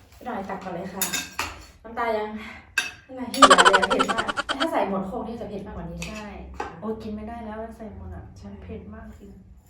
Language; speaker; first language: Thai; non-native, local second language; Shan